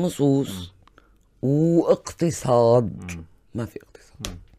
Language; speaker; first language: Arabic; native; Arabic